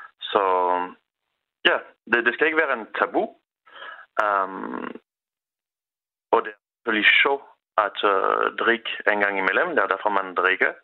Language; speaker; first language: Danish; non-native, learner; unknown